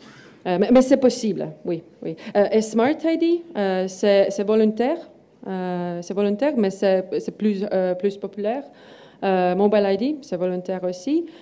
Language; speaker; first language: French; non-native, learner; Estonian